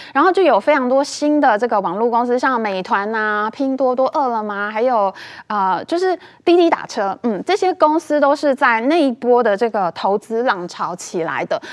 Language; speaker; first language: Chinese; native; Chinese